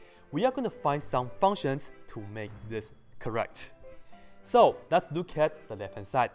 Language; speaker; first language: English; non-native, fluent; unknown